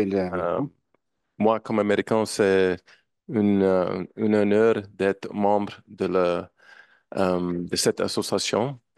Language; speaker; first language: French; non-native, learner; English